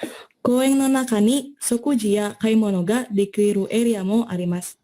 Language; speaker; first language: Japanese; non-native, learner; Indonesian